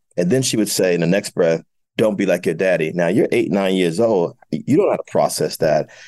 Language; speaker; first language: English; native; English